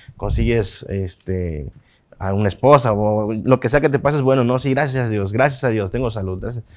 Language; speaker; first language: Spanish; native; Spanish